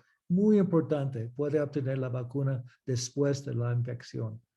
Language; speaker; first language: Spanish; early bilingual, heritage; English